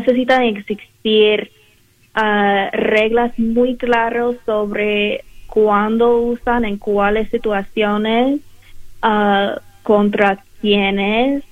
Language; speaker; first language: Spanish; non-native, learner; English